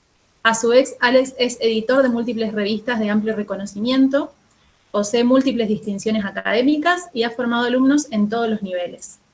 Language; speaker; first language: Spanish; native; Spanish